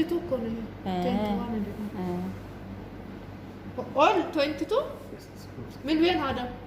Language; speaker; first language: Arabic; non-native, learner; Amharic